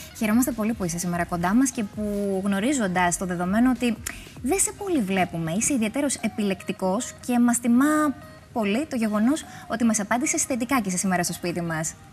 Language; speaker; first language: Greek; native; Greek